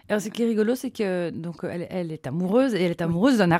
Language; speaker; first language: French; native; French